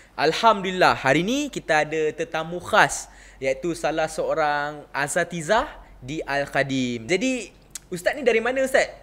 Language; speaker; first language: Malay; native; Malay